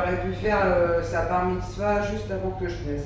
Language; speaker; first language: French; native; French